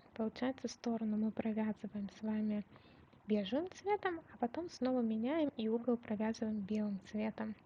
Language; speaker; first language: Russian; native; Russian